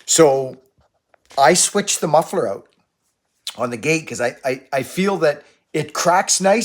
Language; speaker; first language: English; native; English